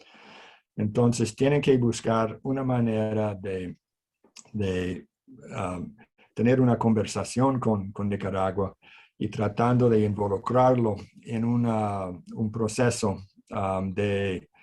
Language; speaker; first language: Spanish; non-native, fluent; English